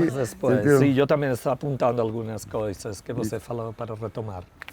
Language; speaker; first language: Portuguese; non-native, learner; Spanish